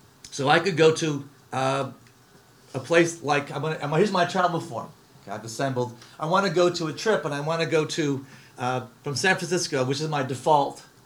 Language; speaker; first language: English; native; English